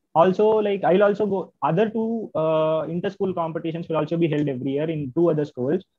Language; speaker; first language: English; non-native, local second language; Tamil